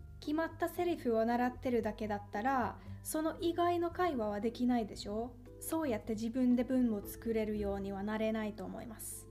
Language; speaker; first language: Japanese; non-native, fluent; Finnish